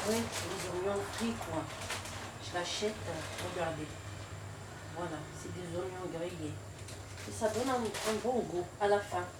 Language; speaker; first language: French; non-native, local second language; Arabic